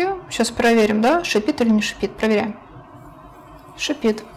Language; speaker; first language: Russian; native; Russian